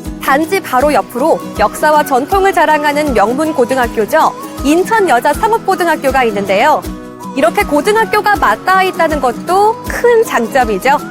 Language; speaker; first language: Korean; native; Korean